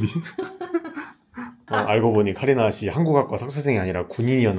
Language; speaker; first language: Korean; native; Korean